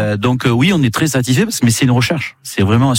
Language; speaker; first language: French; native; French